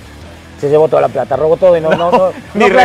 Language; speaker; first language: Spanish; native; Spanish